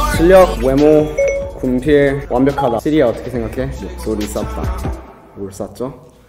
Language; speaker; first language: Korean; early bilingual, heritage; Korean